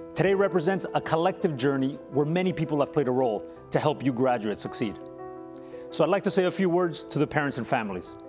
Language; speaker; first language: English; early bilingual, other home language; Spanish